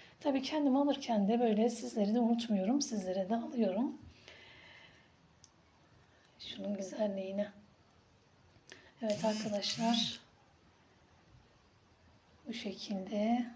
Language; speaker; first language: Turkish; native; Turkish